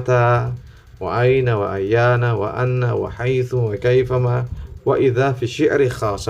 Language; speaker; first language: Arabic; non-native, fluent; Indonesian